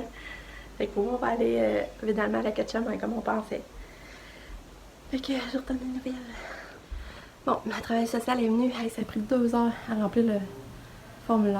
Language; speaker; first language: French; native; French